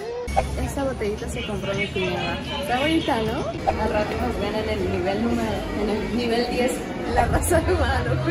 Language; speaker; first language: Spanish; native; Spanish